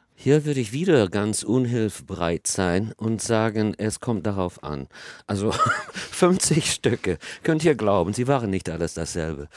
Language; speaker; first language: German; non-native, fluent; English